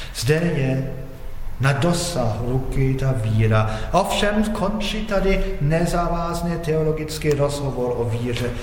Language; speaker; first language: Czech; non-native, fluent; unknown